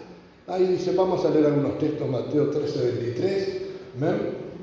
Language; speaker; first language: Spanish; native; Spanish